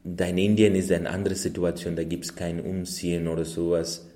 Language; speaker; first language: German; non-native, fluent; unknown